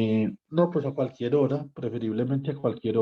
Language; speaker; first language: Spanish; native; Spanish